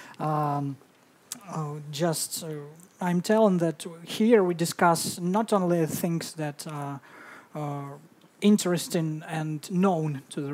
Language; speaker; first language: English; non-native, fluent; Russian